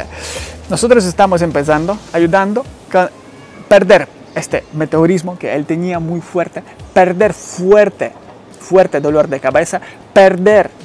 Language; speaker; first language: Spanish; non-native, fluent; Ukrainian